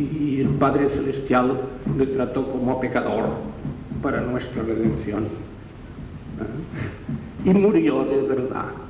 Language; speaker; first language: Spanish; non-native, local second language; Catalan